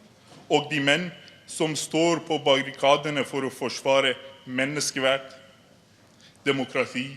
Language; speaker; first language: Norwegian; non-native, fluent; Persian